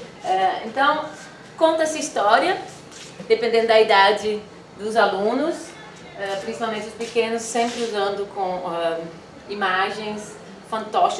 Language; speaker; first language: Portuguese; non-native, fluent; Dutch